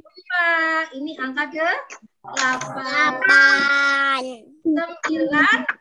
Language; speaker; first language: Indonesian; native; Indonesian